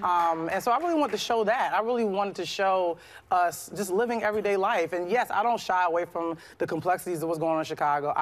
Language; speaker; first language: English; native; English